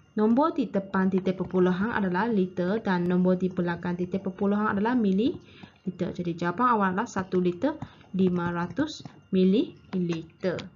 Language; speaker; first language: Malay; native; Malay